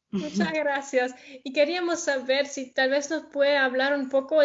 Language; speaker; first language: Spanish; non-native, fluent; German